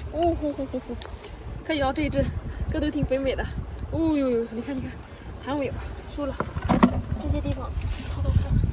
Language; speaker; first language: Chinese; native; Chinese